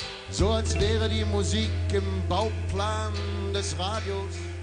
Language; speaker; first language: German; native; German